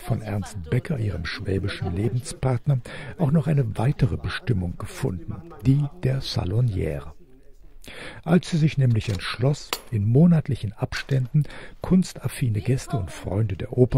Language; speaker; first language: German; native; German